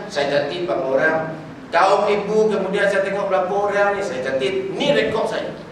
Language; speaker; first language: Malay; non-native, local second language; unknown